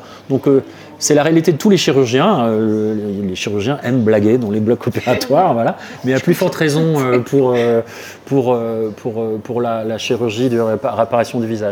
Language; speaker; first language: French; native; French